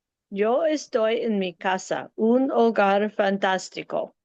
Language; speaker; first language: Spanish; non-native, learner; English